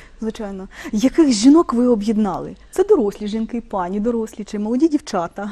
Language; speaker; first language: Ukrainian; native; Ukrainian